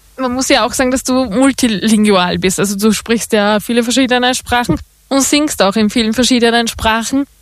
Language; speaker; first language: German; native; German